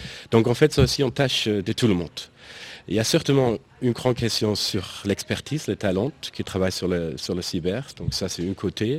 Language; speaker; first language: French; non-native, fluent; German